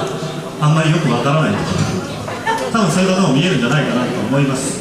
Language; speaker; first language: Japanese; native; Japanese